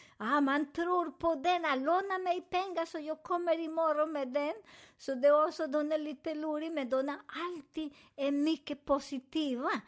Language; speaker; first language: Swedish; non-native, fluent; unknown